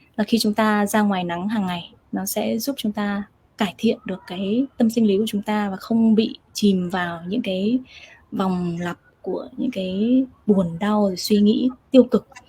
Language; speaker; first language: Vietnamese; native; Vietnamese